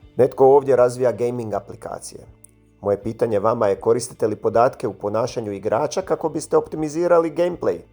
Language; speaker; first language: Croatian; native; Croatian